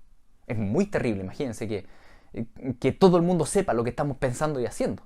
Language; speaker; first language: Spanish; native; Spanish